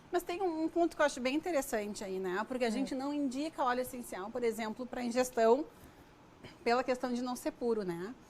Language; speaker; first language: Portuguese; native; Portuguese